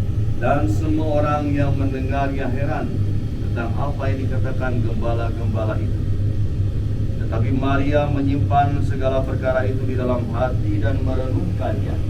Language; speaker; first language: Indonesian; non-native, fluent; Arabic